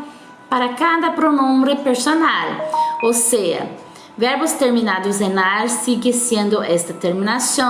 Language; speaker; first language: Spanish; non-native, fluent; Portuguese